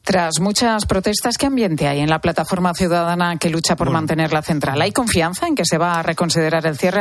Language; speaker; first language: Spanish; native; Spanish